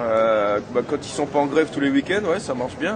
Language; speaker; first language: French; native; French